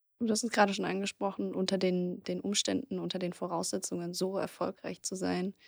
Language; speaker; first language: German; native; German